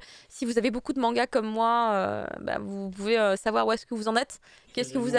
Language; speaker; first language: French; native; French